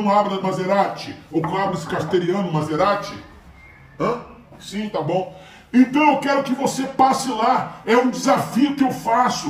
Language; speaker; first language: Portuguese; native; Portuguese